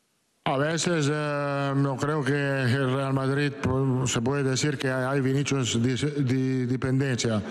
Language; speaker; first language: Spanish; non-native, fluent; Italian